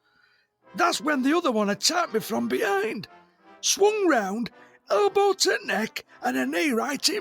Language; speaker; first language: English; native; English